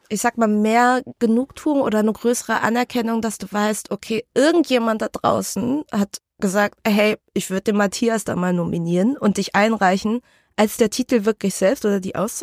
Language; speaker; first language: German; early bilingual, other home language; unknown